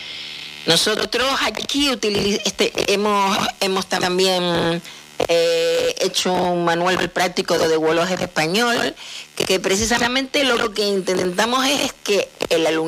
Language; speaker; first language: Spanish; native; Spanish